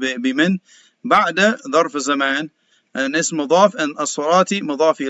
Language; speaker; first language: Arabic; non-native, fluent; English